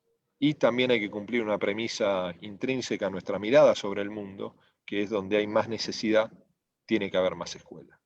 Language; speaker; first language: Spanish; native; Spanish